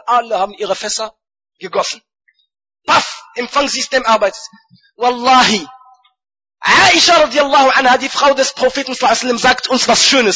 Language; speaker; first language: German; non-native, fluent; Arabic